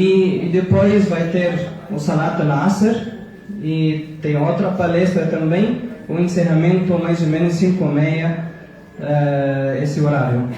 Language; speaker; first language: Portuguese; non-native, fluent; Arabic